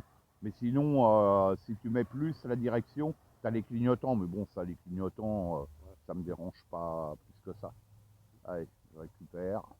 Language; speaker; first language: French; native; French